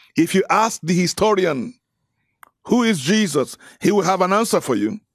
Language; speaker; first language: English; non-native, local second language; Yoruba